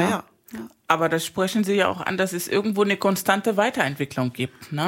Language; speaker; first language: German; non-native, fluent; Spanish